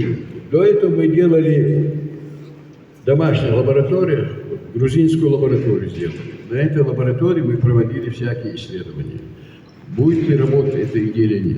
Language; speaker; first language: Russian; non-native, fluent; Georgian